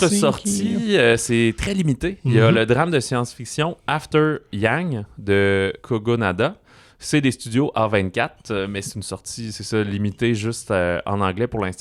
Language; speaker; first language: French; native; French